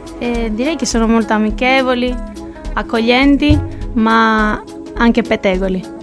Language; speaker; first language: Italian; non-native, fluent; Albanian